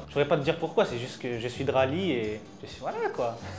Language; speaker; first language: French; native; French